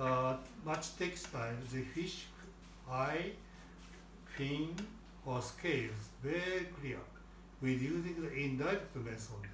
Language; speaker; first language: English; non-native, learner; Japanese